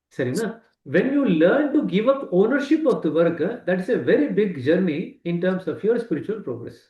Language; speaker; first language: English; non-native, local second language; Kannada